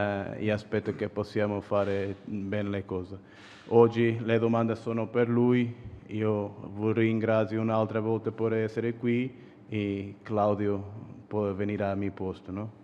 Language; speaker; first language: Italian; non-native, fluent; Portuguese